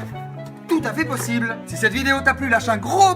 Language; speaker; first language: French; native; French